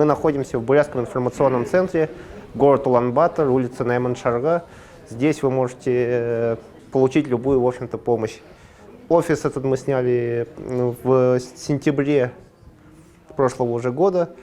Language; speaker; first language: Russian; native; Russian